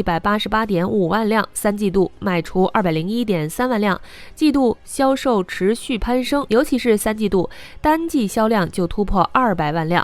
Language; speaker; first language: Chinese; native; Chinese